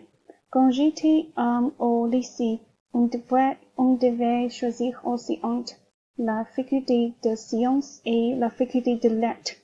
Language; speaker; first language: French; non-native, learner; Chinese